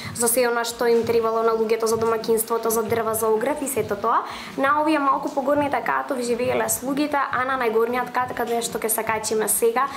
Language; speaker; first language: Macedonian; native; Macedonian